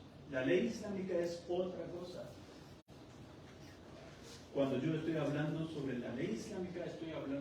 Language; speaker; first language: Spanish; non-native, fluent; Persian